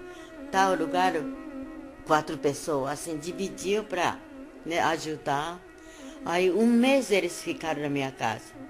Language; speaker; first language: Portuguese; non-native, learner; Japanese